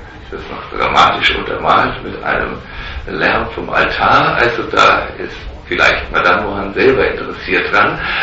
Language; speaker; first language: German; native; German